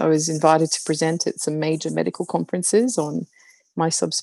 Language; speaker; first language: English; native; English